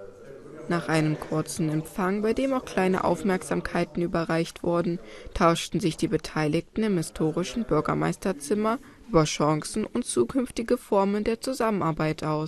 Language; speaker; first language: German; native; German